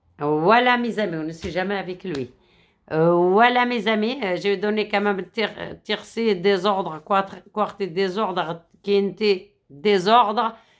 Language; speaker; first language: French; non-native, fluent; Arabic